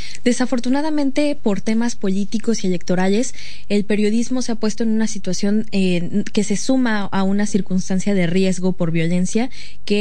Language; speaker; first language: Spanish; native; Spanish